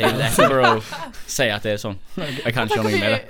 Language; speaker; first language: Norwegian; native; Norwegian